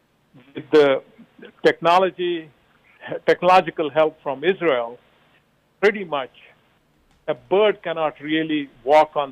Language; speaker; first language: English; non-native, local second language; Kashmiri